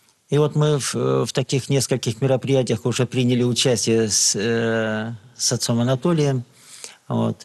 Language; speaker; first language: Russian; native; Russian